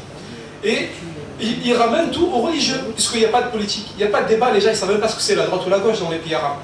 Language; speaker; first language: French; early bilingual, other home language; Arabic